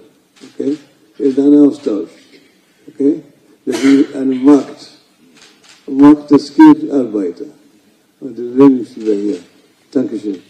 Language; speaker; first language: German; non-native, fluent; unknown